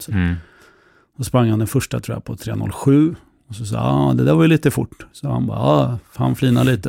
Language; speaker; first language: Swedish; native; Swedish